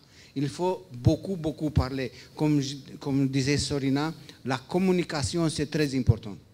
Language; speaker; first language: French; non-native, fluent; Romanian